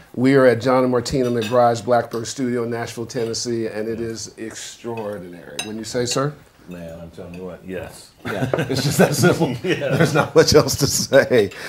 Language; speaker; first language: English; native; English